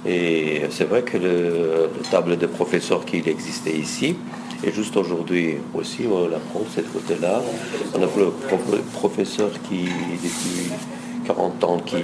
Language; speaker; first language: French; non-native, fluent; Russian